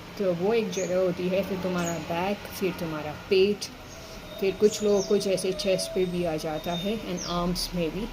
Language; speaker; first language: Hindi; native; Hindi